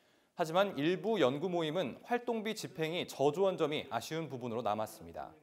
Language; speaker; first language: Korean; native; Korean